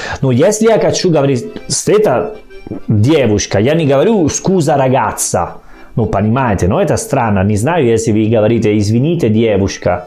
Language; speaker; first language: Russian; non-native, fluent; Italian